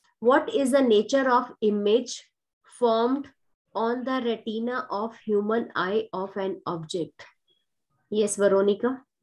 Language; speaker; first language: English; non-native, local second language; Hindi